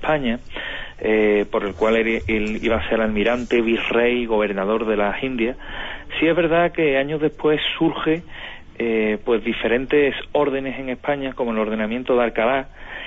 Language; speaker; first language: Spanish; native; Spanish